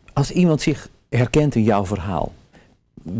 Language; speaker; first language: Dutch; native; Dutch